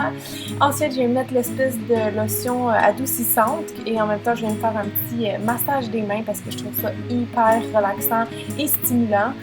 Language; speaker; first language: French; native; French